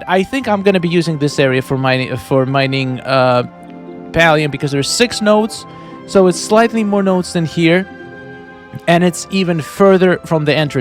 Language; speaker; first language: English; non-native, fluent; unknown